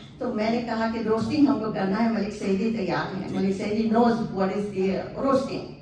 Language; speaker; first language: Urdu; native; Urdu